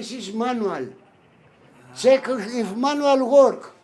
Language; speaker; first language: English; non-native, learner; Greek